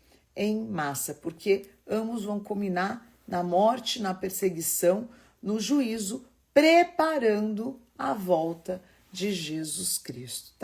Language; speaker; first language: Portuguese; native; Portuguese